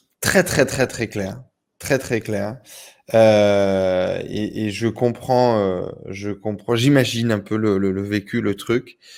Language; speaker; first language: French; native; French